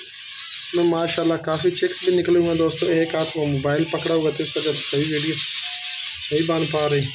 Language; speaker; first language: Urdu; non-native, local second language; Punjabi